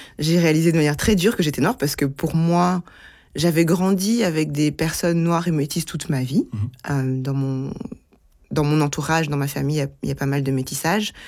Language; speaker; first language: French; early bilingual, other home language; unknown